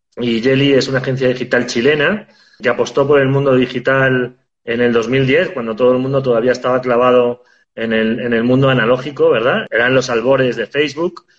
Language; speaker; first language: Spanish; native; Spanish